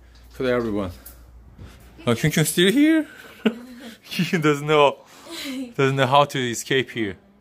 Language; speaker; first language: English; non-native, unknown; Korean